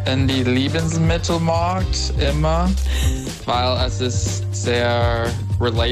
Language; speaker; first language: German; non-native, learner; English